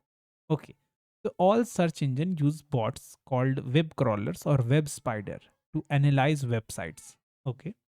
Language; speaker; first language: English; non-native, local second language; Hindi